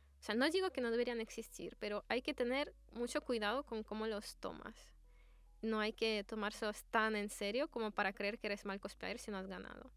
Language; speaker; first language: Spanish; non-native, fluent; Russian